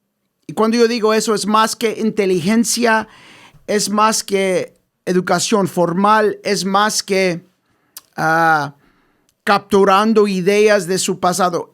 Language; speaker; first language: Spanish; early bilingual, heritage; English